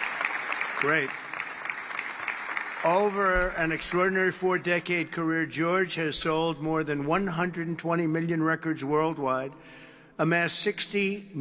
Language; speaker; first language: English; native; English